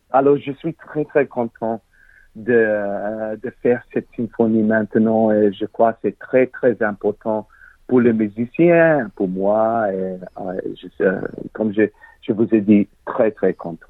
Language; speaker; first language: French; non-native, learner; English